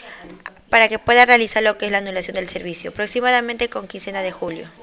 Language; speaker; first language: Spanish; native; Spanish